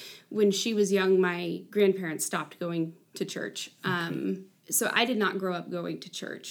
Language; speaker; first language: English; native; English